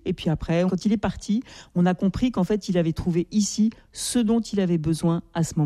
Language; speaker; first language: French; native; French